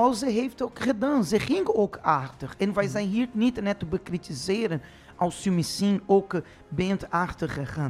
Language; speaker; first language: Dutch; non-native, fluent; Portuguese